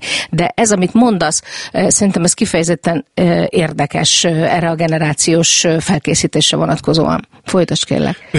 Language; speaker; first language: Hungarian; native; Hungarian